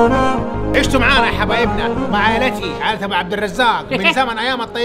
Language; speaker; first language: Arabic; native; Arabic